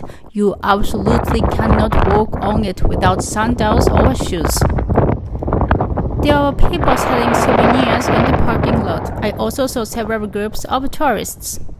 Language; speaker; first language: English; non-native, learner; Japanese